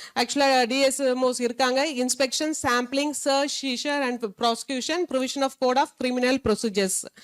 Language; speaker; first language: English; non-native, local second language; Tamil